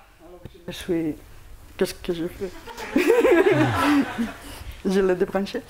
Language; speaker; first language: French; non-native, fluent; Spanish